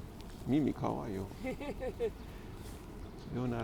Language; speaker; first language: Japanese; non-native, learner; English